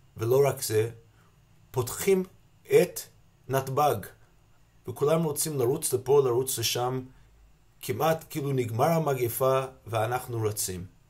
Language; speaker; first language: Hebrew; non-native, fluent; English